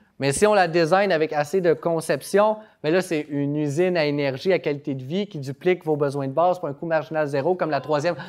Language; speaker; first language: French; native; French